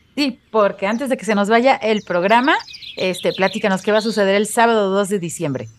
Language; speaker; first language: Spanish; native; Spanish